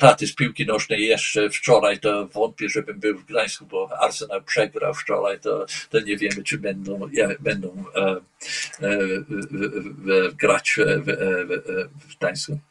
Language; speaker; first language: Polish; early bilingual, heritage; Polish